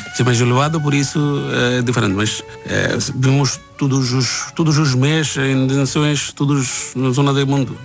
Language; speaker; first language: Portuguese; non-native, learner; Bangla